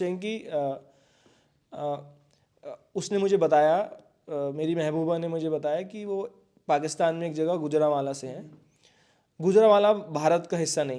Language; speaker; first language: Hindi; native; Hindi